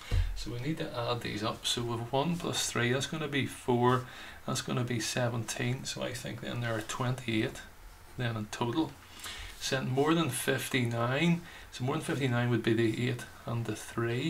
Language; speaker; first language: English; native; English